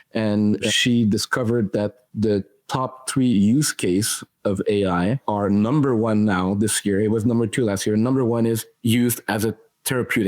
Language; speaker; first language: English; non-native, fluent; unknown